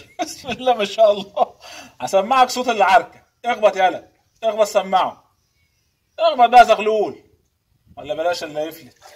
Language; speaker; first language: Arabic; native; Arabic